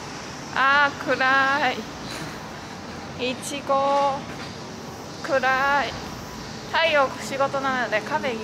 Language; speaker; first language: Japanese; non-native, learner; Chinese